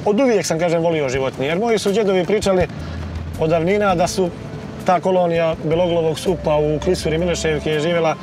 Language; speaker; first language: Croatian; native; Croatian